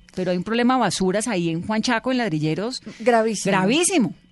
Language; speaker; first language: Spanish; native; Spanish